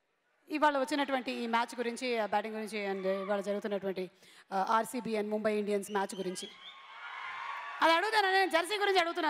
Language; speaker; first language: Telugu; native; Telugu